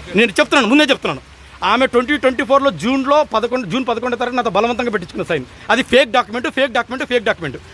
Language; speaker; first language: Telugu; native; Telugu